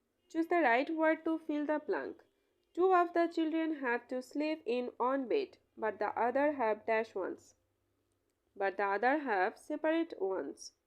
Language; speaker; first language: English; non-native, local second language; Bangla